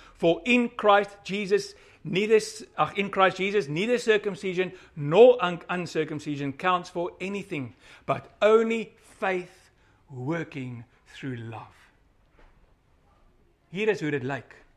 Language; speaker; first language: English; non-native, local second language; Afrikaans